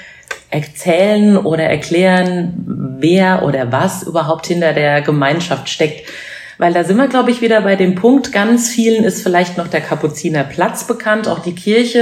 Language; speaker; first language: German; native; German